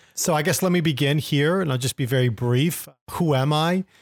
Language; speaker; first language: English; native; English